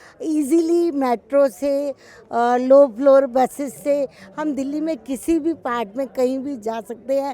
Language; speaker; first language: Hindi; native; Hindi